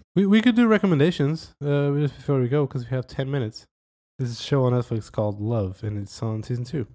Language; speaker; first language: English; non-native, fluent; Portuguese